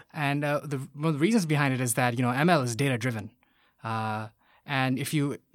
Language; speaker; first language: English; non-native, local second language; Bangla